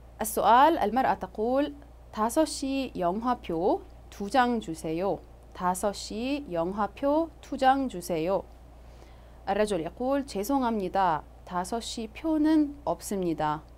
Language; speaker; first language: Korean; non-native, fluent; Arabic